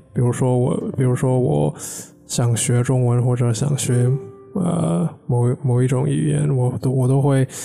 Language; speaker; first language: Chinese; non-native, fluent; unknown